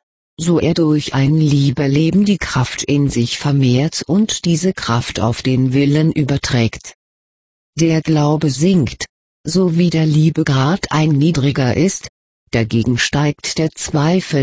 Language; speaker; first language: German; native; German